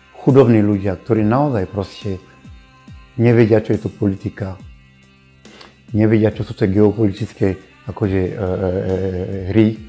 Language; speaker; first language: Slovak; non-native, fluent; Bambara